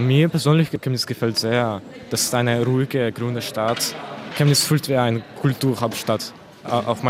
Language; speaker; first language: German; non-native, learner; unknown